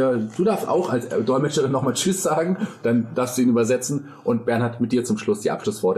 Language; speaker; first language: German; native; German